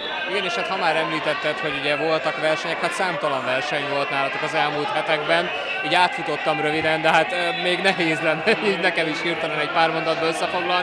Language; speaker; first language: Hungarian; native; Hungarian